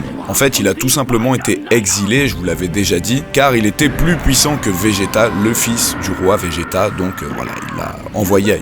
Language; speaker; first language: French; native; French